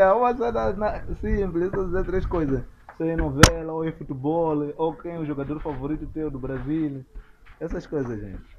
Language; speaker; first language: Portuguese; non-native, local second language; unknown